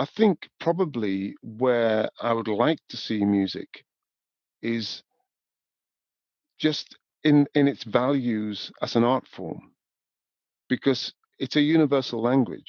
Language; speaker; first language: English; native; English